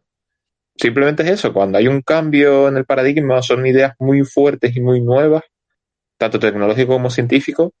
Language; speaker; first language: Spanish; native; Spanish